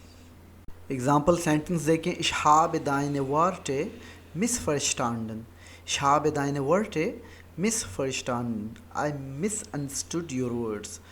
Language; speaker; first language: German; non-native, fluent; Urdu